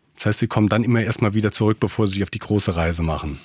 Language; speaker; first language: German; native; German